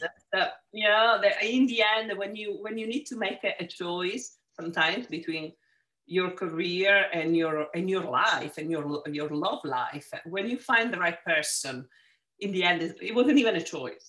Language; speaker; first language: English; non-native, fluent; Italian